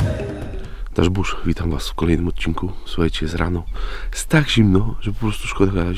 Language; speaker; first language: Polish; native; Polish